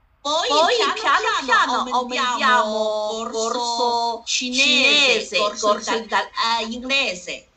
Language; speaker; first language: Italian; non-native, learner; Chinese